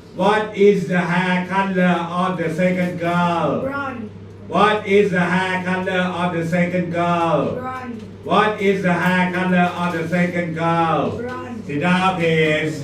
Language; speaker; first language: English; non-native, fluent; Thai